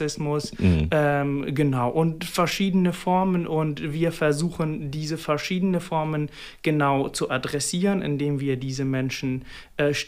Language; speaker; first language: German; non-native, fluent; Arabic